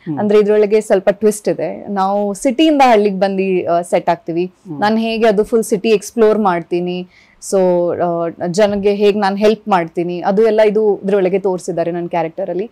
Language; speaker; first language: Kannada; early bilingual, other home language; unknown